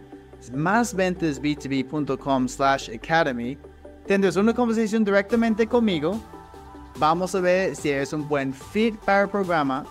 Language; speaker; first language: Spanish; non-native, fluent; English